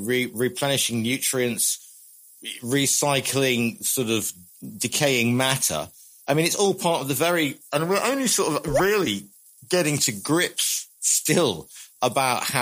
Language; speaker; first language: English; native; English